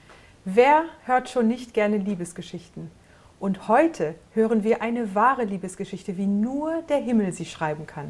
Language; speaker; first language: German; native; German